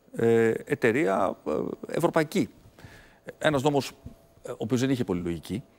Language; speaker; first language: Greek; native; Greek